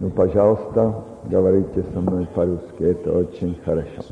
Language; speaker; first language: Russian; non-native, learner; English